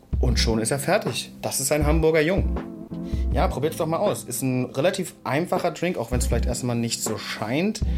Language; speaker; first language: German; native; German